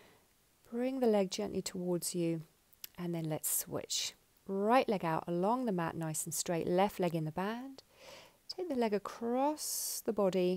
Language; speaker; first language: English; native; English